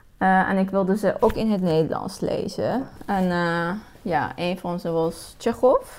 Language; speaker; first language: Dutch; non-native, fluent; Persian